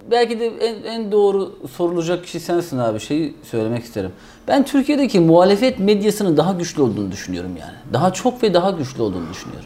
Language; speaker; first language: Turkish; native; Turkish